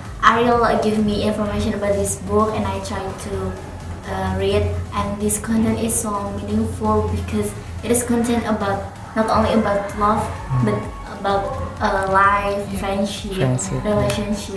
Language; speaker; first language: English; non-native, learner; Indonesian